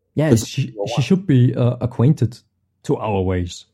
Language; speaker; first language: English; non-native, fluent; German